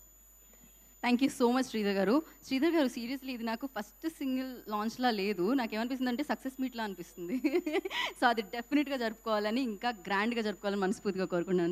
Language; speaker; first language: Telugu; native; Telugu